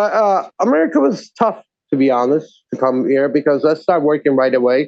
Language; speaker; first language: English; non-native, fluent; Azerbaijani